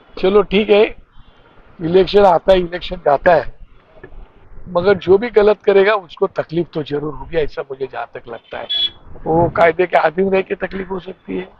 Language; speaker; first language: Hindi; non-native, local second language; Marathi